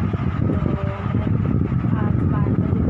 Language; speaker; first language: Hindi; non-native, local second language; Assamese